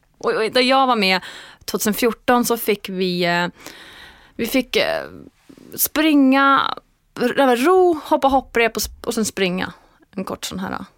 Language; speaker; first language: Swedish; non-native, fluent; Icelandic